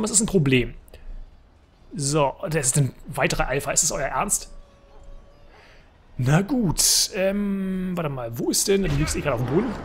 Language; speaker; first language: German; native; German